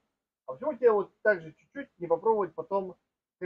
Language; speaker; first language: Russian; native; Russian